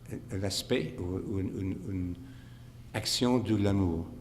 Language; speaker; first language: French; non-native, fluent; English